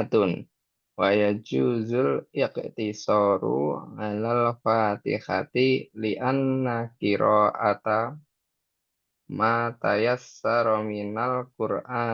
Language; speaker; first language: Arabic; non-native, learner; Indonesian